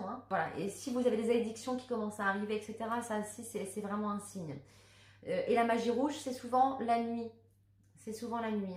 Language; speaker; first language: French; native; French